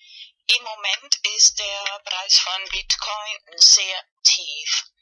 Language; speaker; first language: German; non-native, learner; Spanish